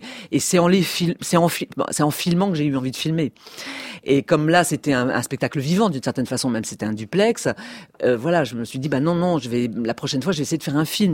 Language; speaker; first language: French; native; French